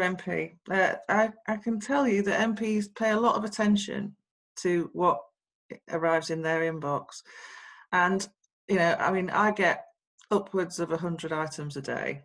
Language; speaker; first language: English; native; English